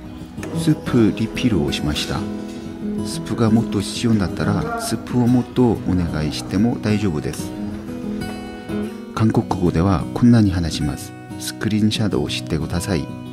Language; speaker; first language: Japanese; non-native, learner; Korean